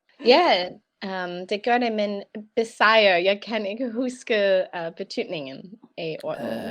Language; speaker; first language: Danish; non-native, learner; English